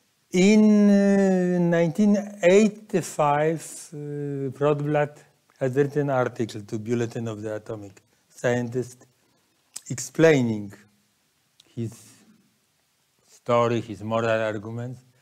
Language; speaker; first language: English; non-native, fluent; Polish